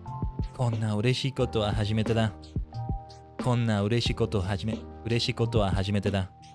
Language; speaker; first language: Japanese; non-native, learner; English